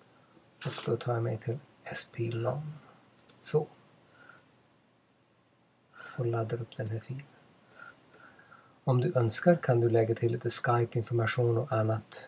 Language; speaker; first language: Swedish; non-native, fluent; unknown